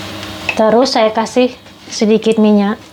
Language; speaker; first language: Indonesian; native; Indonesian